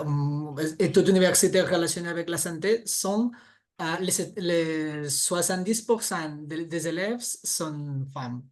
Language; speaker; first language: French; non-native, fluent; Catalan